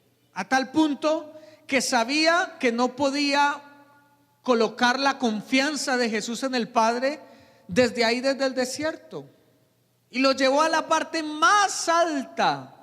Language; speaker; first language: Spanish; native; Spanish